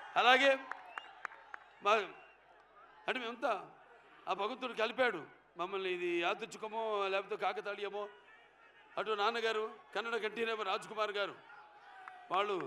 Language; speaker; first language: Telugu; native; Telugu